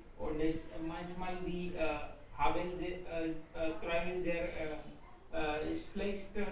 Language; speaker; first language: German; non-native, learner; Hindi